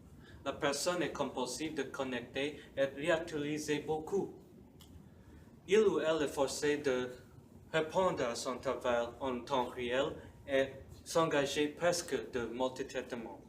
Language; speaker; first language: French; non-native, learner; English